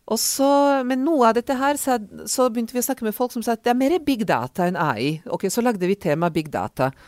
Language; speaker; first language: Norwegian; non-native, fluent; Hungarian